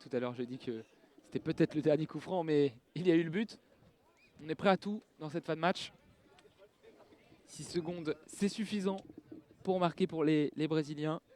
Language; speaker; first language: French; native; French